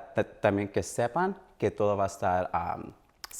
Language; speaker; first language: Spanish; early bilingual, heritage; Spanish